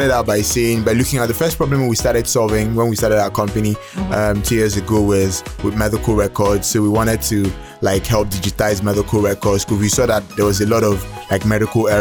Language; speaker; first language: English; non-native, local second language; Igbo